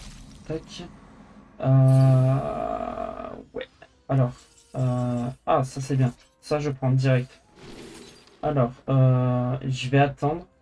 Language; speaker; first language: French; native; French